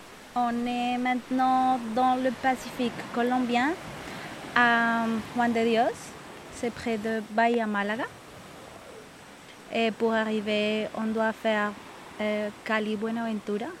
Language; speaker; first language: French; non-native, learner; Spanish